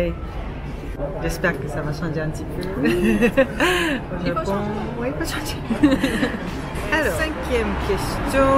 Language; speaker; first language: French; non-native, fluent; Japanese